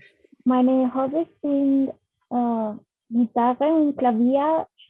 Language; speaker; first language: German; non-native, learner; Spanish